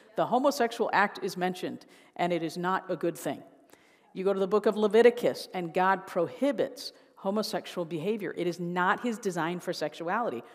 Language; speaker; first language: English; native; English